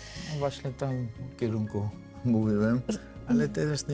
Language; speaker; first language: Polish; non-native, learner; Georgian